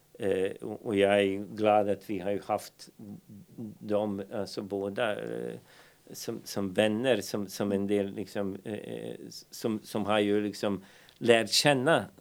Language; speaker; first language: Swedish; non-native, fluent; Bosnian